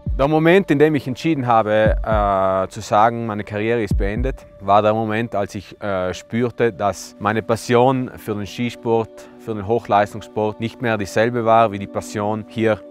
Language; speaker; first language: German; native; German